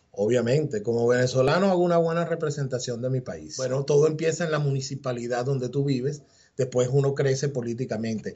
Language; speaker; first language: Spanish; native; Spanish